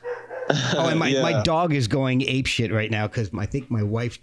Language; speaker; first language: English; native; English